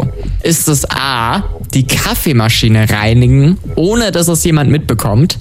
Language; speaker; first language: German; native; German